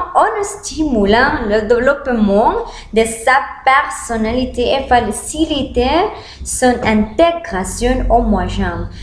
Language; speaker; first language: French; non-native, learner; Spanish